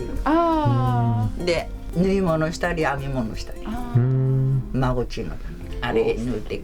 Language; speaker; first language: Japanese; native; Japanese